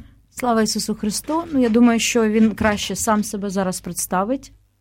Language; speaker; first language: Ukrainian; native; Ukrainian